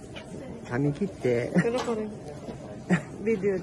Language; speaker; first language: Japanese; non-native, learner; Filipino